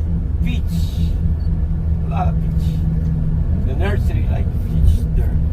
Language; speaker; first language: English; non-native, learner; Spanish